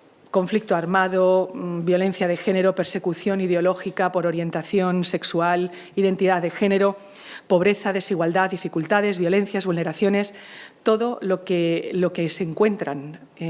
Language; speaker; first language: Spanish; native; Spanish